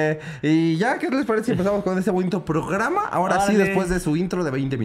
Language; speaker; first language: Spanish; native; Spanish